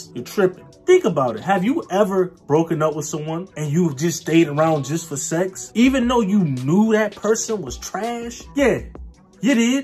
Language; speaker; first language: English; native; English